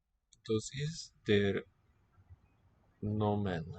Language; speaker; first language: German; non-native, learner; English